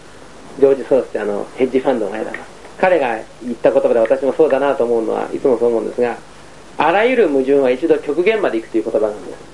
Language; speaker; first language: Japanese; native; Japanese